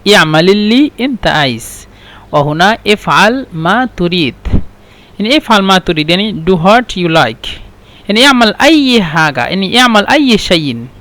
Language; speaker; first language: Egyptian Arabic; non-native, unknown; Bangla